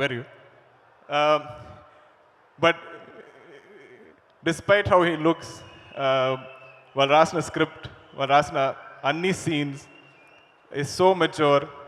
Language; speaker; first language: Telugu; non-native, learner; Malayalam